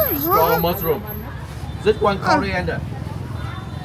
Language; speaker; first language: English; non-native, learner; Vietnamese